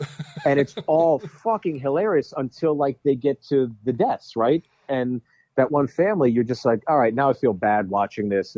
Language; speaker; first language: English; native; English